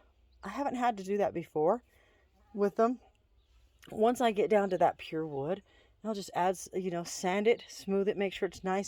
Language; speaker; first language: English; native; English